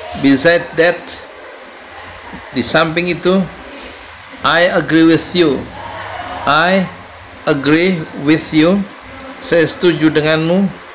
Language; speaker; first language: English; non-native, learner; Indonesian